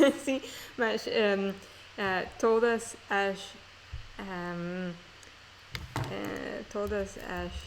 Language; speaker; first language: Portuguese; non-native, learner; English